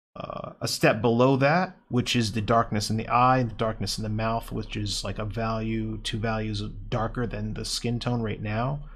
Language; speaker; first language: English; native; English